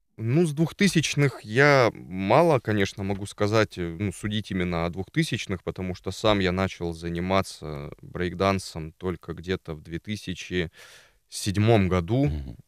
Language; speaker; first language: Russian; native; Russian